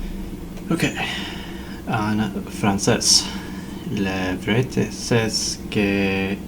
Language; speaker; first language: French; non-native, learner; English